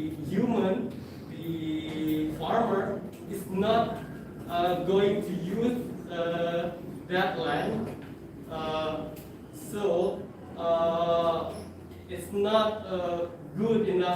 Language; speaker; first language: English; non-native, fluent; Indonesian